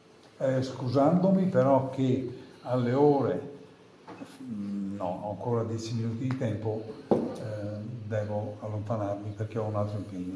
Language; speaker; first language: Italian; native; Italian